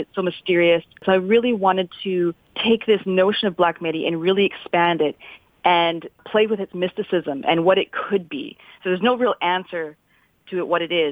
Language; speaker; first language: English; non-native, local second language; French